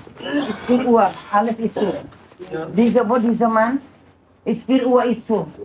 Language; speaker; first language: German; non-native, learner; Indonesian